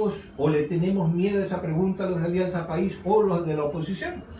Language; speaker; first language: Spanish; native; Spanish